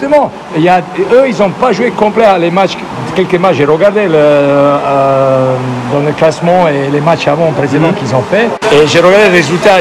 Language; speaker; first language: French; non-native, fluent; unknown